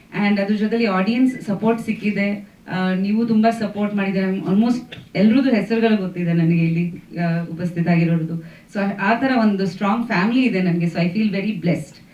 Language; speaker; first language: Kannada; non-native, fluent; Bangla